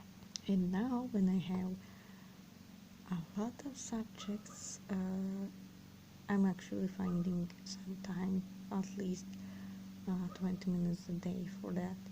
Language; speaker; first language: English; non-native, fluent; Serbian